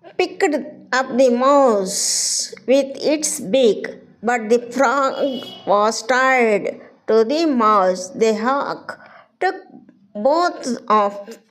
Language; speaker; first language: English; non-native, local second language; Telugu